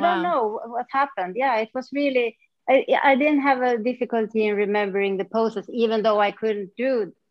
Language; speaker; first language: English; non-native, fluent; Swedish